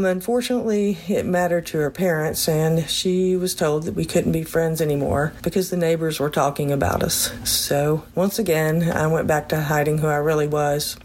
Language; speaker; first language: English; native; English